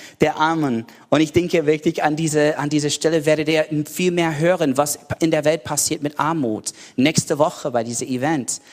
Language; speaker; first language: German; non-native, learner; English